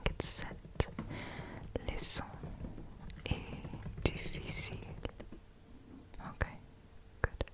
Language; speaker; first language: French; non-native, learner; English